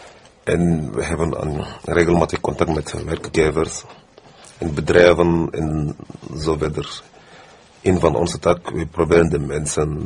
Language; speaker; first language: Dutch; non-native, fluent; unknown